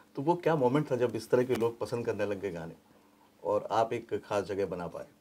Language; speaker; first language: Hindi; native; Hindi